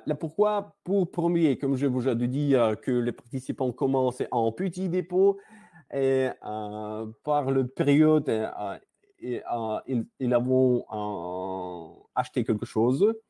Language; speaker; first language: French; non-native, learner; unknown